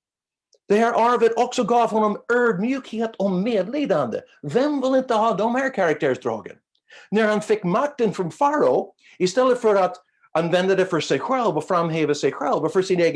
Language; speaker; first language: Swedish; non-native, fluent; English